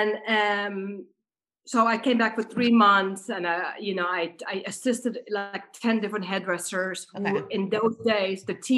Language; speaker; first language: English; non-native, fluent; Dutch